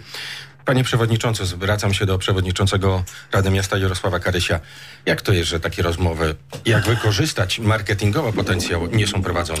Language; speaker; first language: Polish; native; Polish